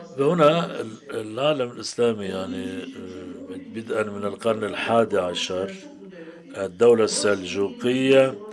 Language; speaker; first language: Arabic; non-native, fluent; Turkish